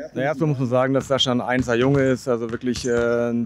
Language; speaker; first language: German; native; German